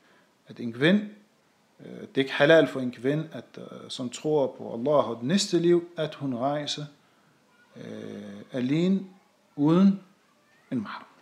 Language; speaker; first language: Danish; non-native, fluent; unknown